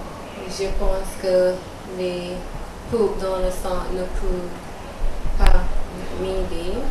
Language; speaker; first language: French; non-native, learner; English